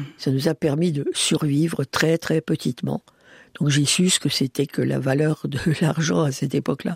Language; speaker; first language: French; early bilingual, other home language; Hungarian